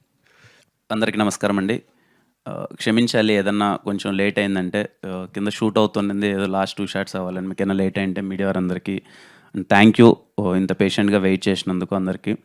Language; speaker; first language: Telugu; native; Telugu